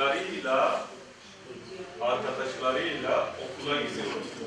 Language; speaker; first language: Turkish; non-native, fluent; Persian